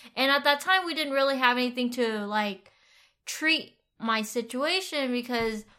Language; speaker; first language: English; non-native, fluent; Vietnamese